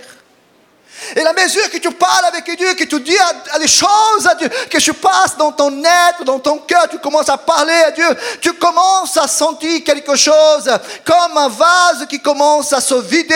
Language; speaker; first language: French; non-native, fluent; Portuguese